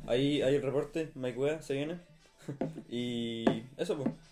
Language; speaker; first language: Spanish; native; Spanish